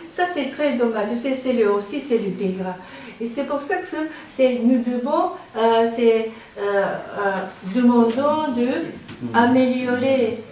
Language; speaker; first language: French; non-native, learner; Japanese